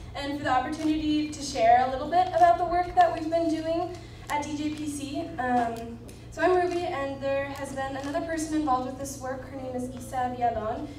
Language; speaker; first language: English; native; English